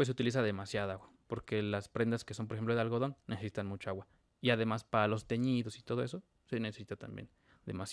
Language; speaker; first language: Spanish; native; Spanish